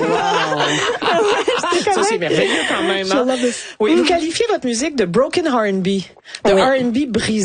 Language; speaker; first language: French; native; French